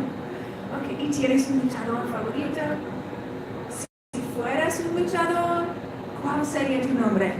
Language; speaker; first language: Spanish; non-native, fluent; English